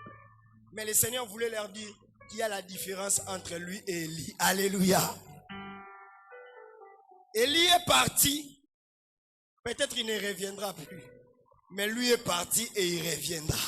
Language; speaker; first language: French; non-native, local second language; Lingala